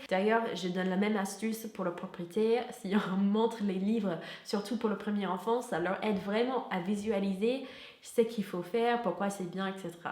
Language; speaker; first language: French; non-native, fluent; English